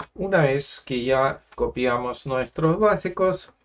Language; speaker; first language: Spanish; non-native, fluent; Russian